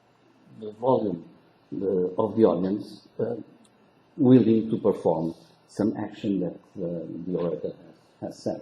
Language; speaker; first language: English; non-native, local second language; Portuguese